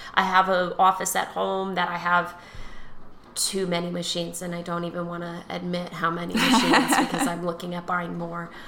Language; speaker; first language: English; native; English